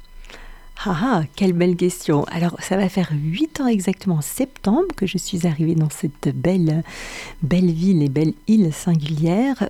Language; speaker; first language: French; native; French